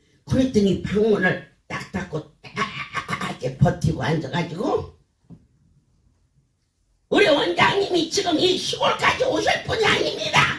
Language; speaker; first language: Korean; native; Korean